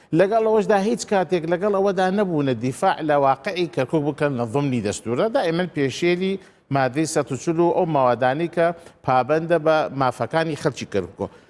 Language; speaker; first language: Central Kurdish; non-native, local second language; Turkish